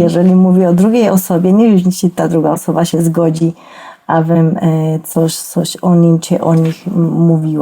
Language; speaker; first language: Polish; non-native, fluent; Spanish